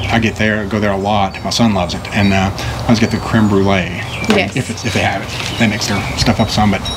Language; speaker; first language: English; native; English